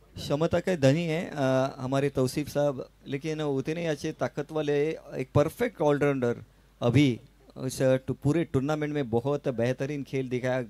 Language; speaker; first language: Hindi; non-native, local second language; Marathi